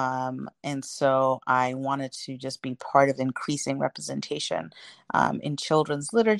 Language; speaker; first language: English; non-native, local second language; Shona